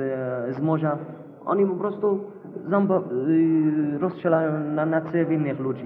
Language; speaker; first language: Polish; non-native, learner; Arabic